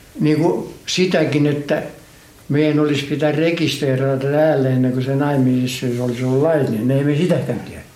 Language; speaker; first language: Finnish; native; Finnish